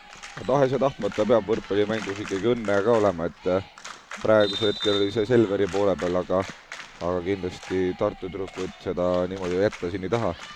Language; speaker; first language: Estonian; native; Estonian